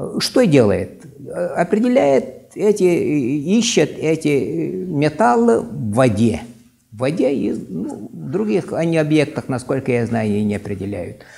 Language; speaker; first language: Russian; non-native, local second language; Yakut